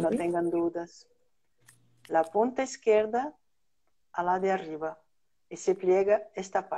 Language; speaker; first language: Spanish; non-native, fluent; Portuguese